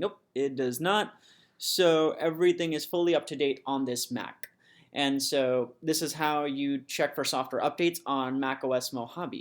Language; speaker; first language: English; native; English